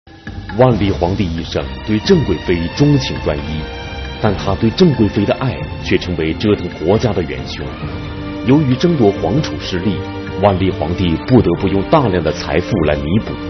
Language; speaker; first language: Chinese; native; Chinese